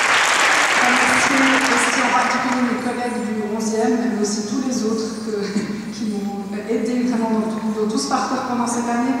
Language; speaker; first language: French; native; French